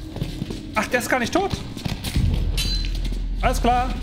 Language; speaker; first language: German; native; German